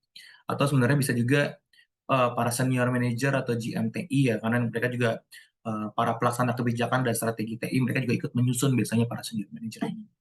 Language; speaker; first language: Indonesian; native; Indonesian